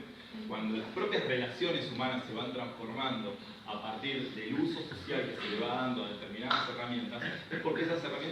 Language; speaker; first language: Spanish; native; Spanish